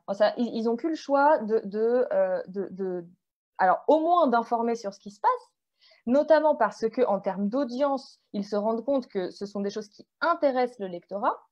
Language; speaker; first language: French; native; French